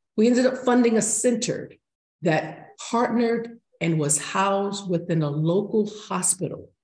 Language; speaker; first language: English; native; English